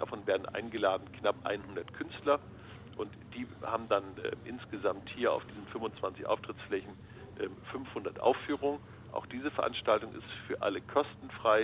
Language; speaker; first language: German; native; German